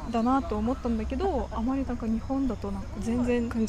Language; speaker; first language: Japanese; non-native, fluent; Russian